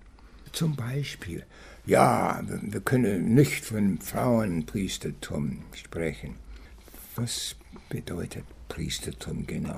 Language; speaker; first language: German; non-native, fluent; English